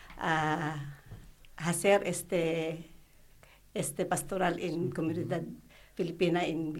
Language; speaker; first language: Spanish; non-native, learner; Filipino